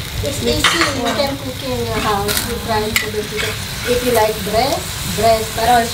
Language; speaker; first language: English; non-native, learner; Indonesian